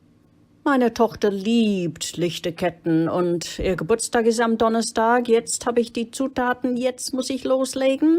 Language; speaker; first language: German; non-native, fluent; English